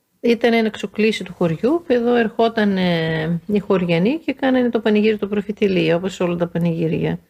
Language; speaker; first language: Greek; native; Greek